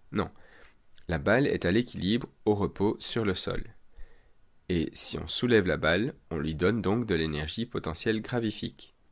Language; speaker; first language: French; native; French